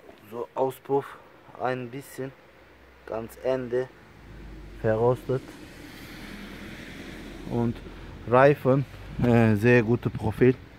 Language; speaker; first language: German; non-native, learner; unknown